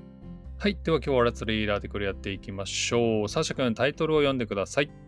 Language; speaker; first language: Japanese; native; Japanese